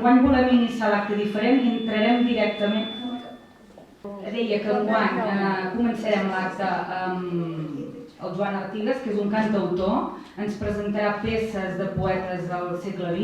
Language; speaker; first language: Catalan; native; Catalan